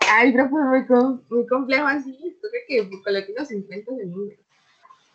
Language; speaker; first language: Spanish; native; Spanish